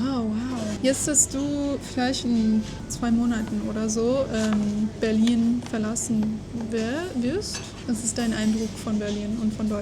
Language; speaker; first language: German; non-native, fluent; English